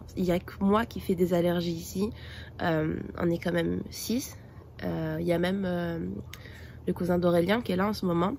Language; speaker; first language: French; native; French